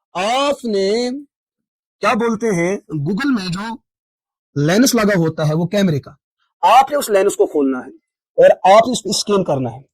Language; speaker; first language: Urdu; non-native, local second language; Kashmiri